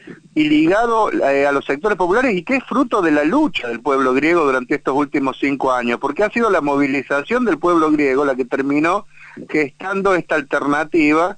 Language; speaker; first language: Spanish; native; Spanish